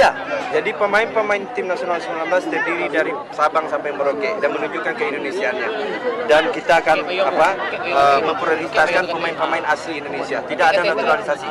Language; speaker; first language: Indonesian; non-native, local second language; Minangkabau